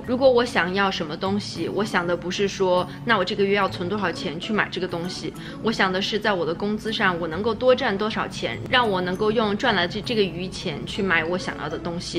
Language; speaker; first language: Chinese; native; Chinese